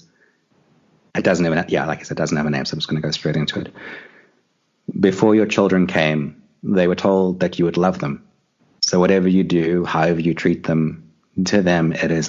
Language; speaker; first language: English; native; English